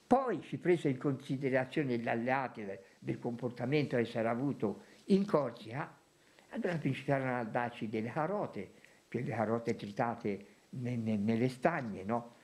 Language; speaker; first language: Italian; native; Italian